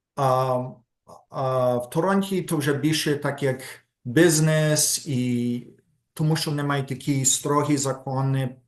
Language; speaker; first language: Ukrainian; early bilingual, heritage; Ukrainian